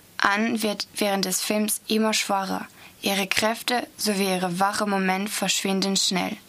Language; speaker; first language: German; non-native, fluent; French